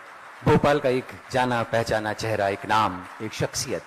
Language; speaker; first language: Hindi; native; Hindi